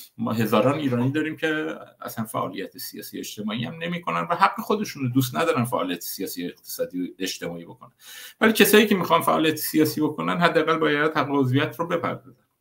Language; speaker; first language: Persian; non-native, local second language; Kurdish